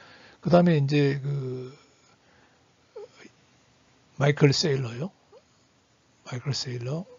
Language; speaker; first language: Korean; native; Korean